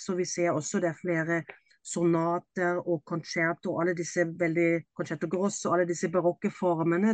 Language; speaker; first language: Norwegian; non-native, fluent; German